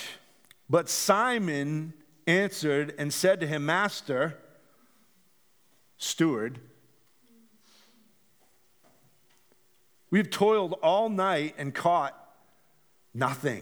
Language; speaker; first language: English; native; English